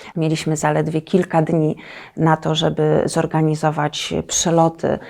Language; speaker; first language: Polish; native; Polish